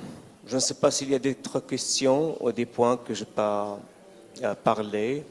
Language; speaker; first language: French; non-native, fluent; Arabic